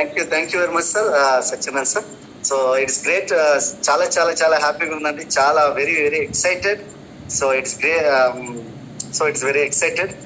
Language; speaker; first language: Telugu; native; Telugu